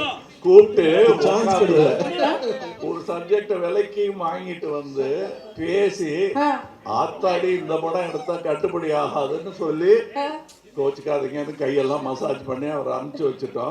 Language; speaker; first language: Tamil; native; Tamil